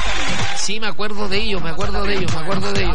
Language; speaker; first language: Spanish; native; Spanish